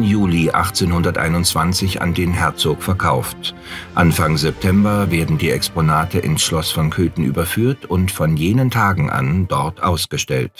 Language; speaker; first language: German; native; German